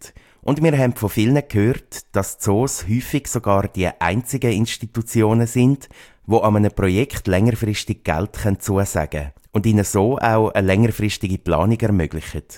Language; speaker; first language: German; native; German